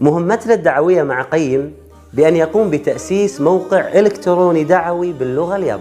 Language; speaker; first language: Arabic; native; Arabic